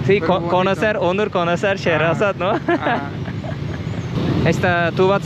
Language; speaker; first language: Spanish; non-native, learner; Turkish